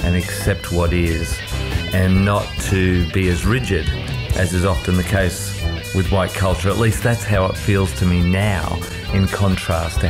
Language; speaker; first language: English; native; English